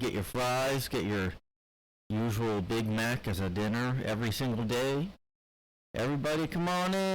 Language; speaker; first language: English; native; English